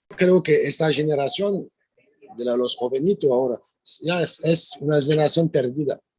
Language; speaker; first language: Spanish; non-native, learner; French